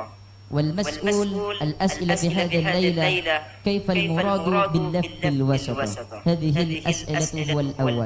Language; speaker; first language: Arabic; non-native, fluent; Madurese